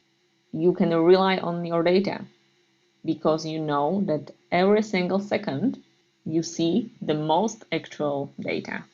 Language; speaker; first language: English; non-native, fluent; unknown